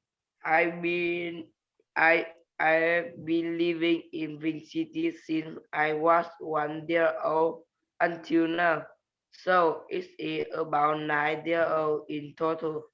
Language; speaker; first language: English; non-native, learner; Vietnamese